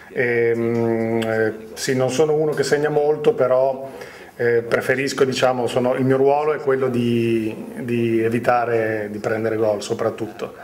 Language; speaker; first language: Italian; non-native, fluent; Swedish